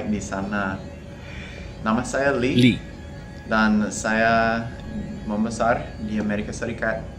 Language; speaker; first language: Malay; non-native, fluent; English